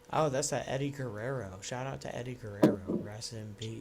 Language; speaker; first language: English; native; English